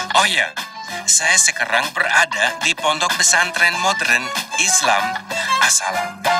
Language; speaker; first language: Indonesian; non-native, fluent; English